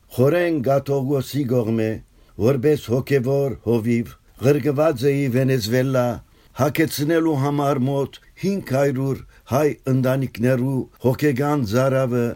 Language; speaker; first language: Armenian; early bilingual, heritage; Armenian